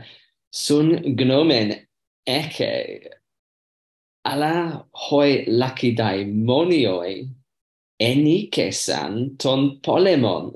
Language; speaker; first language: Greek; non-native, learner; English